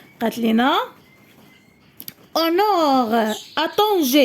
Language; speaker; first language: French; non-native, local second language; Arabic